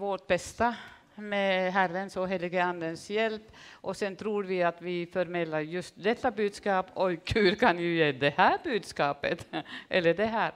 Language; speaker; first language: Swedish; non-native, fluent; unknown